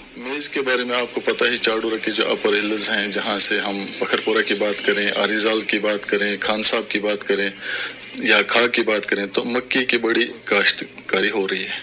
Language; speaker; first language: Urdu; non-native, local second language; Kashmiri